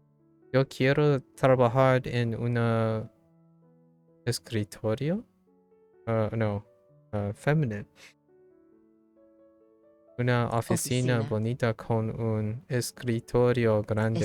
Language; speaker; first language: Spanish; non-native, learner; English